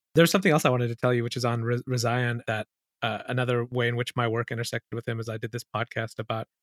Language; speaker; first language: English; early bilingual, other home language; Urdu